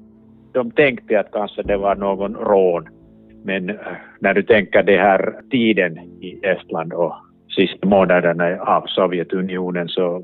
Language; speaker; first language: Swedish; non-native, local second language; Finnish